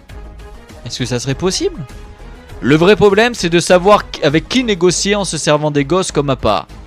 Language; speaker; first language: French; native; French